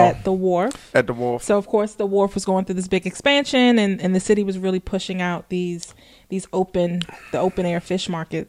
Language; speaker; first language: English; native; English